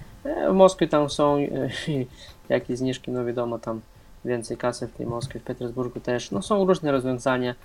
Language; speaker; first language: Polish; non-native, fluent; Russian